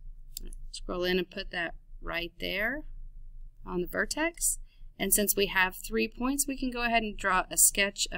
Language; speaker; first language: English; native; English